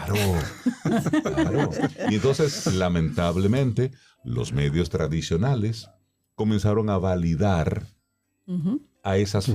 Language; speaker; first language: Spanish; native; Spanish